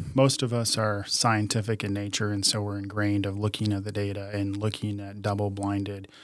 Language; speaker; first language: English; native; English